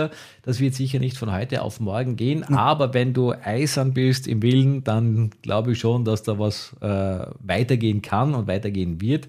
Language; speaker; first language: German; native; German